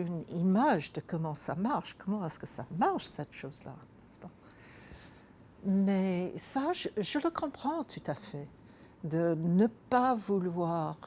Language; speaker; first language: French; non-native, fluent; English